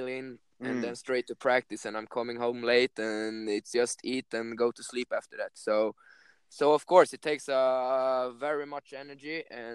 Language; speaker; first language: English; non-native, fluent; Swedish